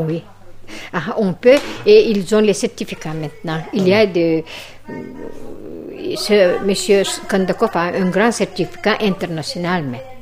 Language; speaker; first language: French; non-native, fluent; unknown